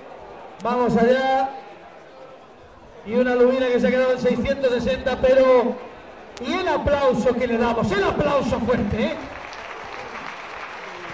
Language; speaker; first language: Spanish; native; Spanish